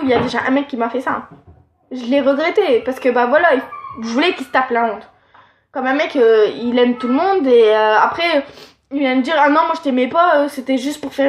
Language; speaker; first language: French; native; French